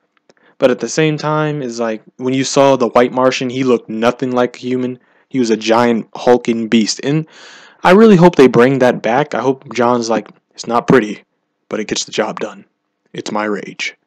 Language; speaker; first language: English; native; English